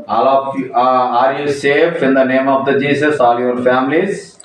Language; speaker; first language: English; non-native, local second language; Telugu